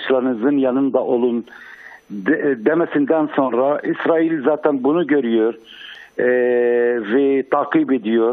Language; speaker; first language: Turkish; non-native, fluent; Arabic